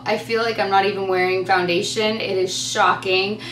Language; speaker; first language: English; native; English